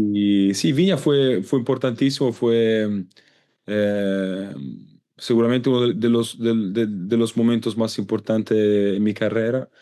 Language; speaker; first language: Spanish; non-native, learner; Italian